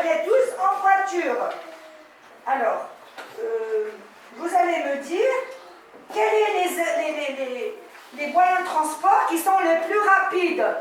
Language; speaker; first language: French; non-native, local second language; Arabic